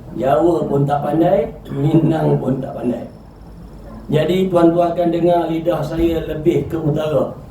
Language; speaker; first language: Malay; native; Malay